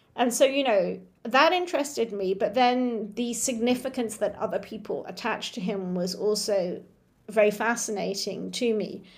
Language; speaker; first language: English; native; English